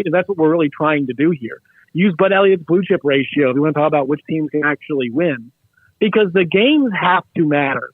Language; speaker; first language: English; native; English